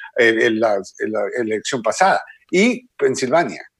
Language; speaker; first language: Spanish; native; Spanish